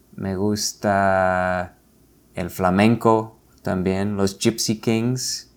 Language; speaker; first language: Spanish; non-native, fluent; English